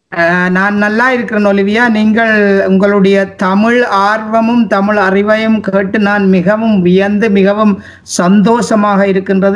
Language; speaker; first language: Tamil; native; Tamil